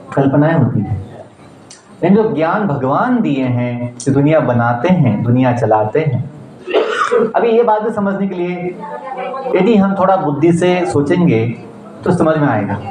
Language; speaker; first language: Hindi; non-native, local second language; Marathi